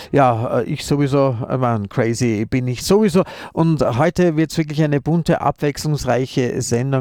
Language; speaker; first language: German; native; German